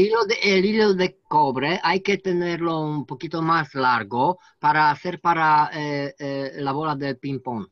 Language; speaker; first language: Spanish; non-native, learner; French